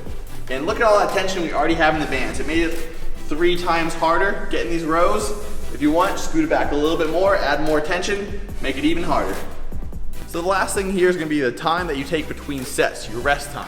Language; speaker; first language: English; native; English